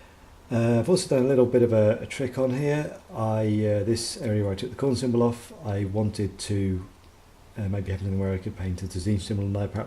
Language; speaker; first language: English; native; English